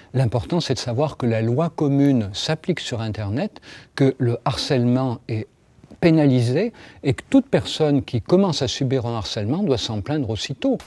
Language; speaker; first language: French; native; French